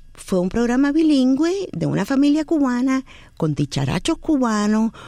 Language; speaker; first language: Spanish; native; Spanish